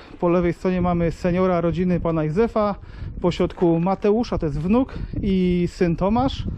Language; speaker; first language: Polish; native; Polish